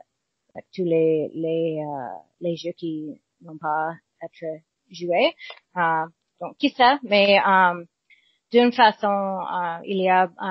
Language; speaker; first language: French; non-native, learner; English